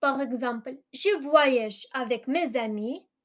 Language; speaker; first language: French; non-native, fluent; Ukrainian